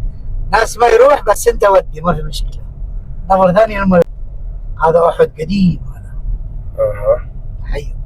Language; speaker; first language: Arabic; non-native, learner; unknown